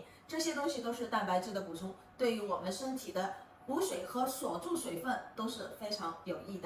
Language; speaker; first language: Chinese; native; Chinese